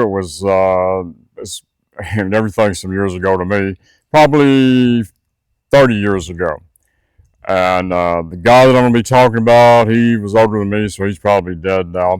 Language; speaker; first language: English; native; English